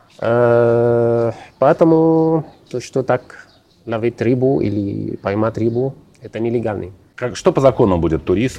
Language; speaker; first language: Russian; non-native, learner; Arabic